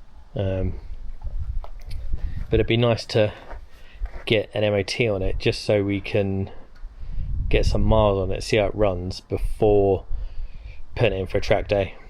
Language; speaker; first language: English; native; English